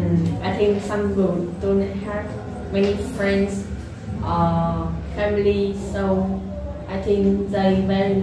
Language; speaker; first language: English; non-native, learner; Vietnamese